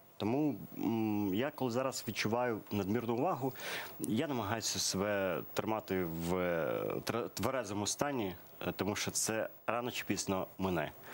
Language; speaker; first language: Ukrainian; early bilingual, other home language; Persian